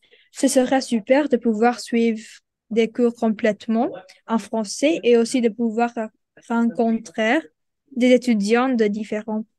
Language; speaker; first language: French; non-native, learner; Indonesian